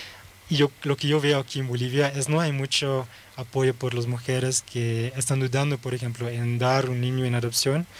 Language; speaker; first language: Spanish; early bilingual, heritage; Dutch